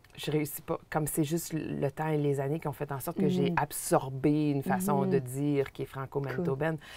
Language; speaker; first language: French; native; French